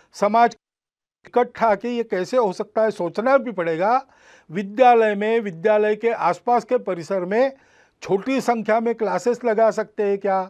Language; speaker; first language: Hindi; non-native, local second language; Marathi